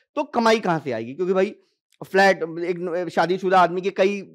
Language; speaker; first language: Hindi; native; Hindi